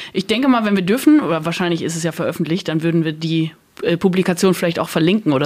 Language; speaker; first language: German; native; German